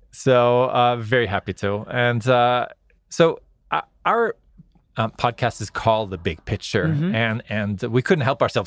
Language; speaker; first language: English; non-native, fluent; Norwegian